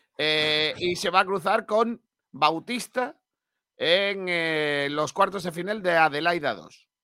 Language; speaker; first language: Spanish; native; Spanish